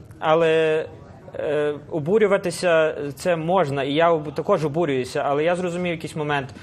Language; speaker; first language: Ukrainian; native; Ukrainian